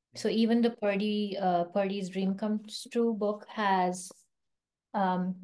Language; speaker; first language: English; non-native, local second language; Hindi